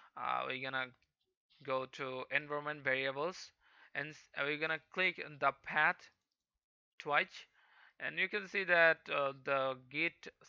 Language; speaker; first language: English; non-native, local second language; Hindi